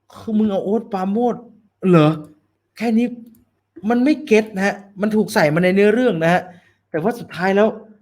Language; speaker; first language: Thai; native; Thai